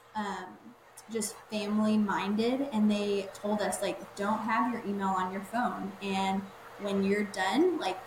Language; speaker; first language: English; native; English